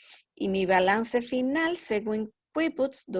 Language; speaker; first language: Spanish; native; Spanish